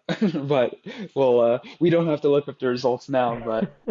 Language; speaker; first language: English; native; English